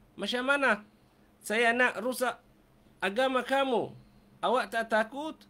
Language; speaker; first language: Malay; non-native, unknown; Arabic